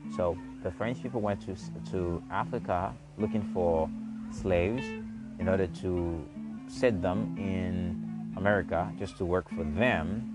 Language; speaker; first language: English; non-native, fluent; Haitian Creole